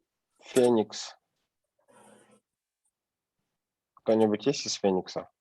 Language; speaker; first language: Russian; non-native, local second language; Kyrgyz